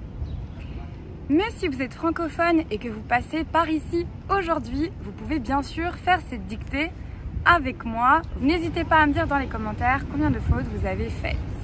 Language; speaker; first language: French; native; French